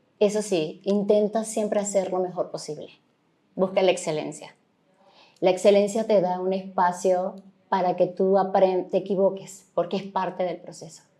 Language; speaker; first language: Spanish; native; Spanish